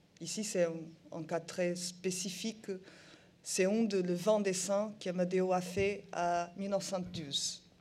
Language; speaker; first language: French; non-native, learner; Portuguese